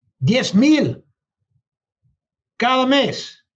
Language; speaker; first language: Spanish; non-native, learner; English